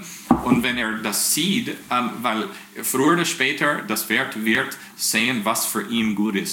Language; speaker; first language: German; non-native, fluent; English